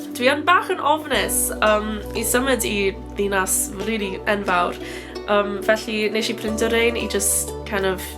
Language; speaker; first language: Welsh; non-native, local second language; English